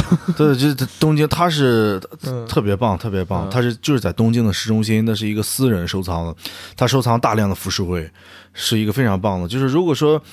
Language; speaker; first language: Chinese; native; Chinese